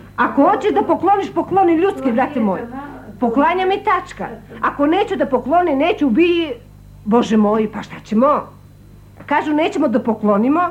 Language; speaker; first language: Croatian; non-native, local second language; Albanian